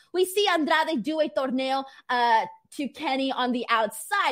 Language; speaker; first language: English; early bilingual, other home language; Spanish